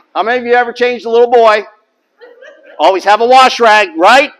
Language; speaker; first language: English; native; English